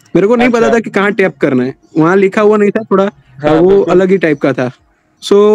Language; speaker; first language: Hindi; non-native, local second language; Gujarati